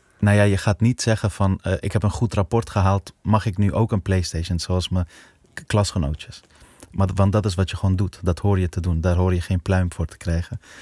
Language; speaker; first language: Dutch; early bilingual, other home language; Persian